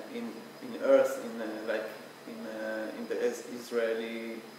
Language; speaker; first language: English; non-native, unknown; Hebrew